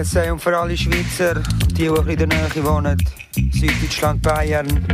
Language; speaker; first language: German; native; German